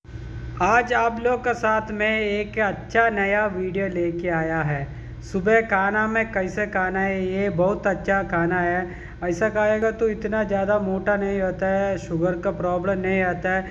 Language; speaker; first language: Hindi; non-native, local second language; Malayalam